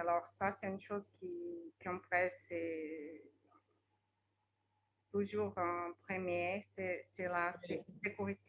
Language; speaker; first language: French; non-native, fluent; Portuguese